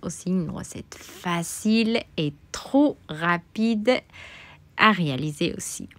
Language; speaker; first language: French; non-native, local second language; Arabic